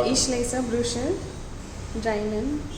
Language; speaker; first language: German; non-native, learner; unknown